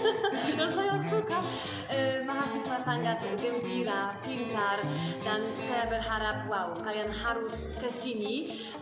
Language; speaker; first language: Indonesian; non-native, learner; Polish